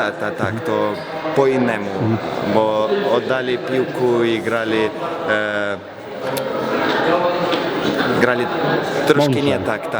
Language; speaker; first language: Polish; non-native, learner; Belarusian